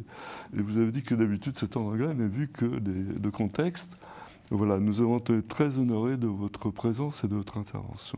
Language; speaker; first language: French; native; French